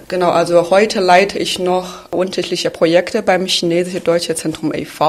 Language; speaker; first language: German; non-native, fluent; Chinese